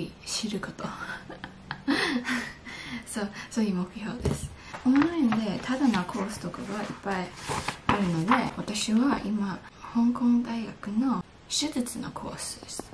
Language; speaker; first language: Japanese; early bilingual, heritage; English